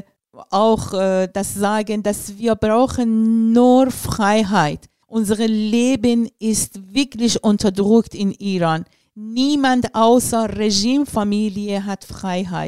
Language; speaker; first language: German; non-native, learner; Persian